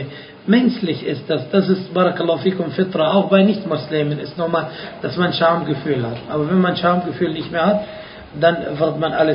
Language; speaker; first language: German; non-native, fluent; Arabic